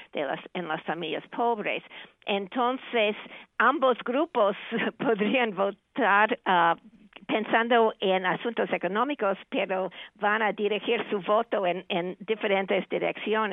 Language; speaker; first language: Spanish; non-native, fluent; English